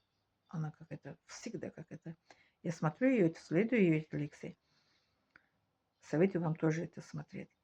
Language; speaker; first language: Russian; non-native, learner; Tajik